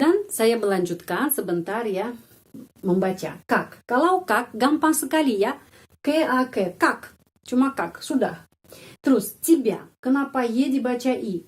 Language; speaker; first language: Indonesian; non-native, fluent; Russian